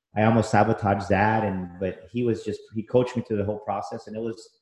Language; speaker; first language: English; native; English